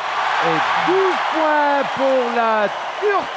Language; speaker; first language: French; non-native, learner; Turkish